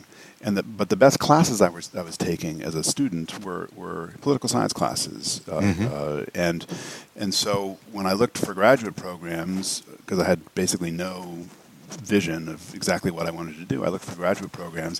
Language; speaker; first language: English; native; English